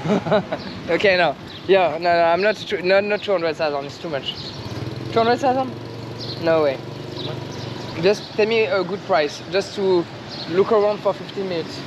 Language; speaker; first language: English; non-native, learner; French